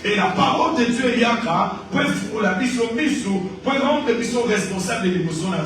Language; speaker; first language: French; non-native, local second language; Lingala